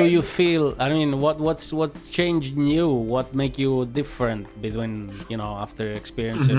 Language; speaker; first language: English; non-native, fluent; Italian